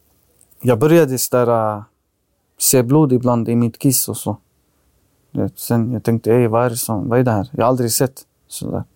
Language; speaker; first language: Swedish; early bilingual, other home language; Arabic